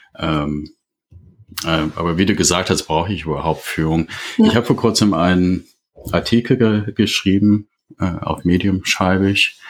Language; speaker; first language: German; non-native, fluent; English